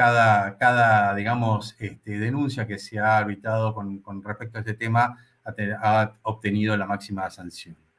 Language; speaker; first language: Spanish; native; Spanish